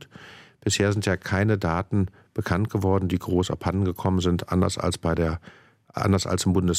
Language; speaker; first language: German; native; German